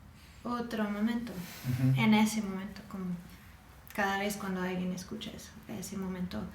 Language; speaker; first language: Spanish; non-native, fluent; English